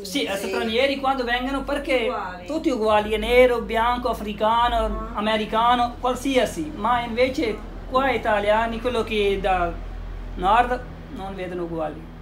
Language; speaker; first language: Italian; non-native, learner; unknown